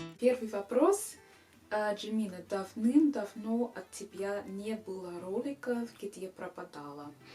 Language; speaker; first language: Russian; non-native, fluent; English